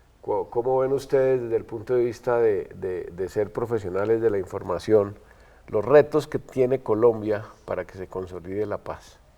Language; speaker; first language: Spanish; native; Spanish